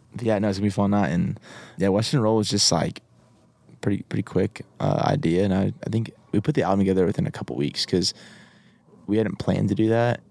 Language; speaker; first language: English; native; English